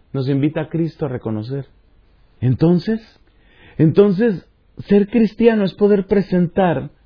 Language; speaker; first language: Spanish; native; Spanish